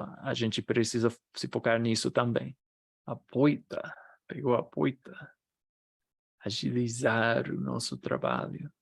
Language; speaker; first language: Portuguese; non-native, fluent; English